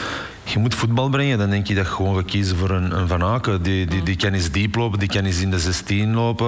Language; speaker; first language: Dutch; native; Dutch